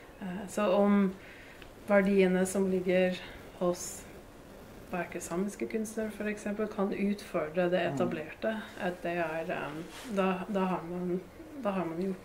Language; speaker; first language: Norwegian; non-native, fluent; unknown